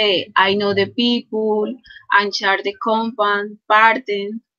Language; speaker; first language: English; non-native, learner; Spanish